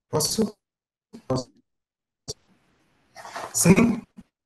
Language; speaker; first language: Spanish; non-native, learner; Portuguese